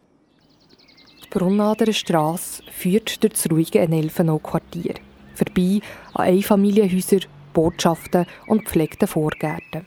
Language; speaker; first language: German; native; German